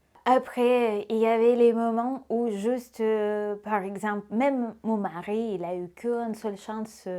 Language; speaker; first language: French; non-native, fluent; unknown